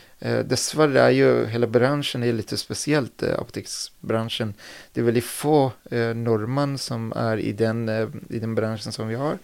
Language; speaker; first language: Swedish; non-native, fluent; Persian